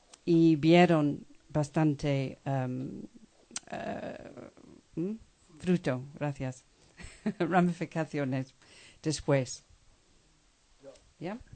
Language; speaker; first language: Spanish; non-native, fluent; English